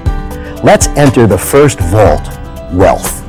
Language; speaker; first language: English; native; English